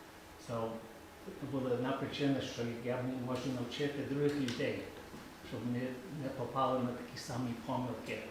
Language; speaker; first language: Ukrainian; early bilingual, heritage; Ukrainian